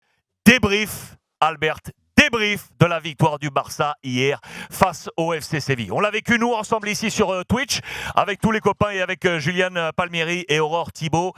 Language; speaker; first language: French; native; French